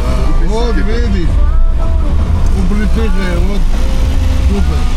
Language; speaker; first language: Russian; non-native, learner; Georgian